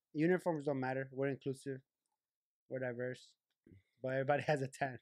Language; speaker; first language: English; early bilingual, other home language; Spanish